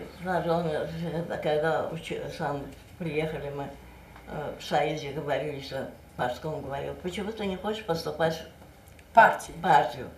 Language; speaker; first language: Russian; non-native, local second language; Azerbaijani